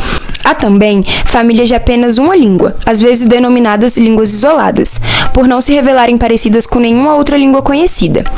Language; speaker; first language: Portuguese; native; Portuguese